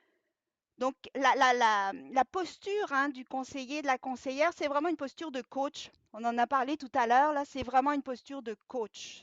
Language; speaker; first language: French; native; French